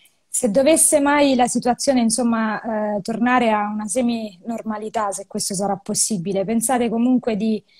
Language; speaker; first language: Italian; native; Italian